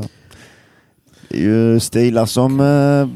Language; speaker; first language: Swedish; native; Swedish